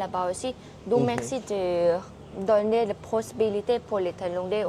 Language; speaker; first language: French; non-native, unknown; Thai